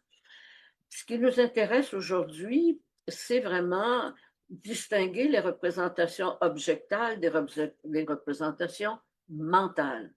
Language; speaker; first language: French; native; French